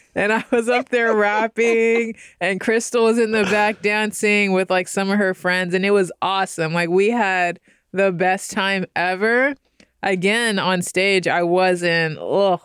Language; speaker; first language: English; native; English